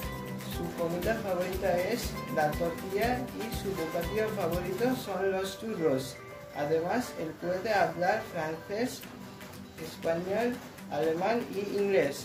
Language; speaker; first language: Spanish; non-native, learner; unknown